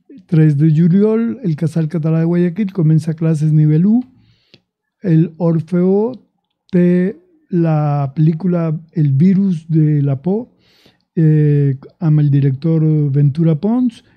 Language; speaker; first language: Catalan; non-native, learner; Spanish